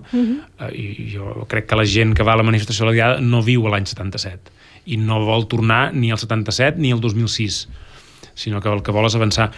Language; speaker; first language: Catalan; native; Catalan